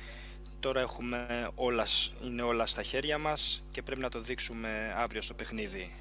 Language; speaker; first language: Greek; non-native, fluent; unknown